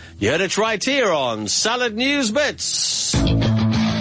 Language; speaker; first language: English; native; English